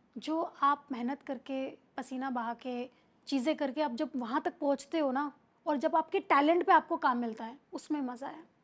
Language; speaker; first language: Hindi; native; Hindi